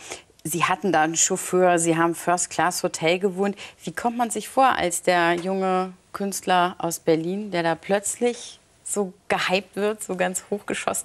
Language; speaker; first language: German; native; German